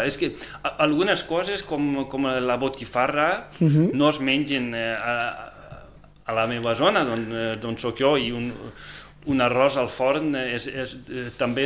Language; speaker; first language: Catalan; non-native, fluent; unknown